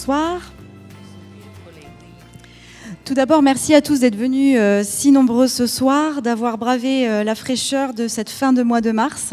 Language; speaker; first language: French; native; French